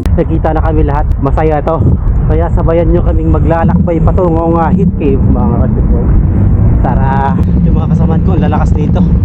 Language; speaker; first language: Filipino; native; Filipino